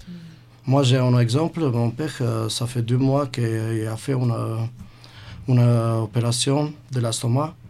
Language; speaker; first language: French; non-native, learner; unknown